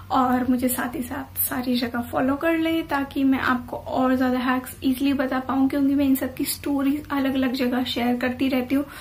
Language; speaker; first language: Hindi; native; Hindi